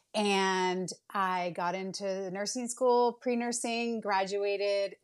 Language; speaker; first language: English; native; English